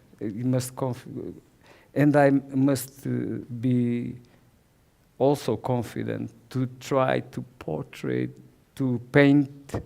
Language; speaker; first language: English; non-native, learner; Portuguese